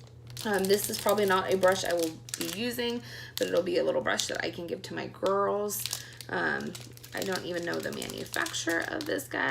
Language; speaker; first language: English; native; English